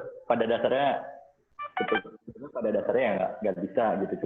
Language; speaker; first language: Indonesian; native; Indonesian